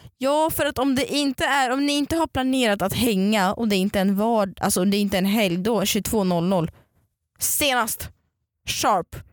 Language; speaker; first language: Swedish; native; Swedish